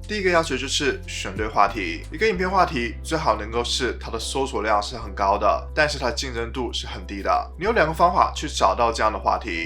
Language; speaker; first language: Chinese; native; Chinese